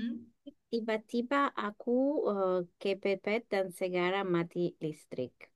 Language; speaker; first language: Indonesian; non-native, learner; English